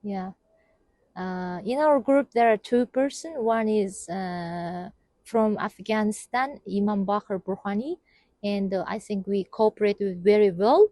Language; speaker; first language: English; non-native, fluent; Kazakh